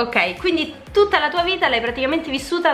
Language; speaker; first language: Italian; native; Italian